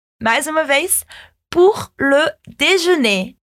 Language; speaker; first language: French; non-native, fluent; Portuguese